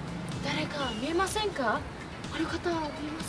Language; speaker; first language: Japanese; non-native, learner; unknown